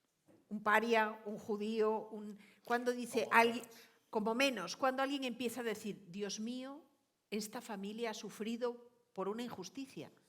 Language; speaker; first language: Spanish; native; Spanish